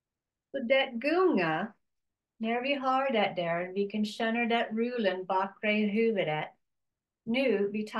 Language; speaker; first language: Swedish; non-native, learner; English